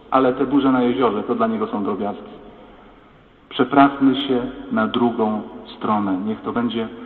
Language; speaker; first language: Polish; native; Polish